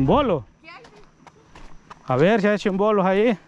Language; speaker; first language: Spanish; native; Spanish